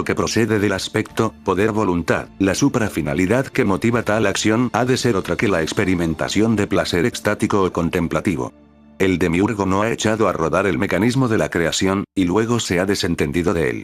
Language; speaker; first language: Spanish; native; Spanish